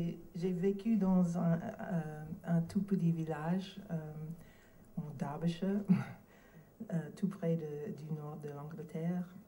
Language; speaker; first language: French; non-native, learner; English